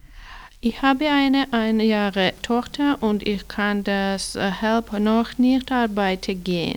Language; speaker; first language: German; non-native, learner; Georgian